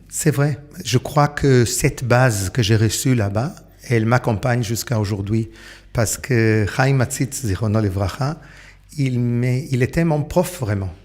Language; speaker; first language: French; non-native, fluent; Portuguese